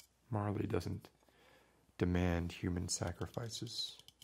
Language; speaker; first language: English; native; English